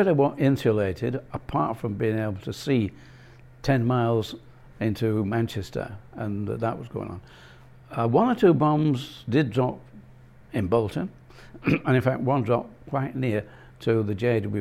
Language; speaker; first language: English; native; English